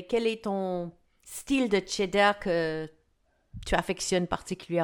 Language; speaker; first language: French; non-native, fluent; English